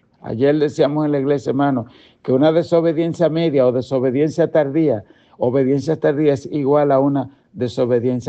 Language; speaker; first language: Spanish; native; Spanish